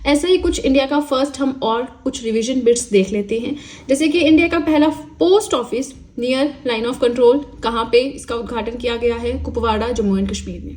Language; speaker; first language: Hindi; native; Hindi